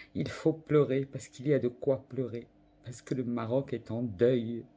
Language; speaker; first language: French; non-native, local second language; Arabic